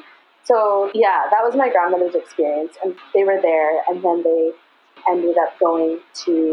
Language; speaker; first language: English; native; English